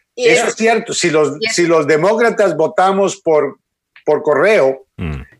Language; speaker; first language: Spanish; native; Spanish